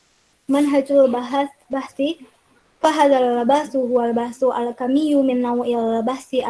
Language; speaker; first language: Arabic; non-native, learner; Indonesian